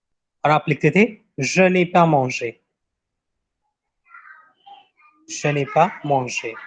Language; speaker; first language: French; non-native, fluent; Hindi